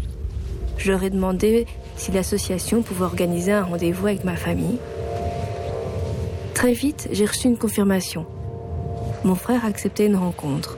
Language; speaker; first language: French; native; French